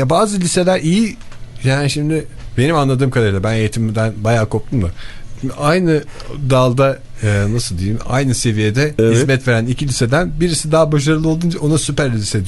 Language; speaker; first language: Turkish; native; Turkish